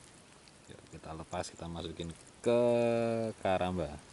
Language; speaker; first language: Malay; non-native, local second language; Javanese